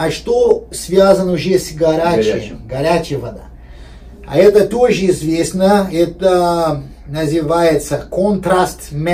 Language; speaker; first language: Russian; non-native, learner; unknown